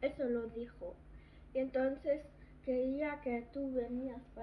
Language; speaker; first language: Spanish; early bilingual, heritage; German